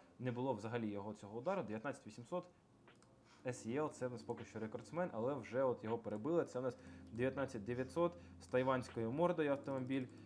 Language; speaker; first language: Ukrainian; non-native, local second language; Russian